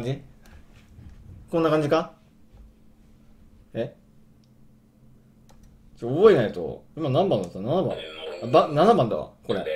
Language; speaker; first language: Japanese; native; Japanese